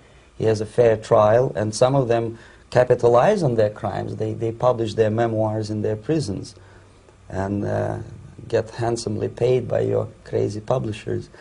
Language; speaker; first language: English; non-native, fluent; Russian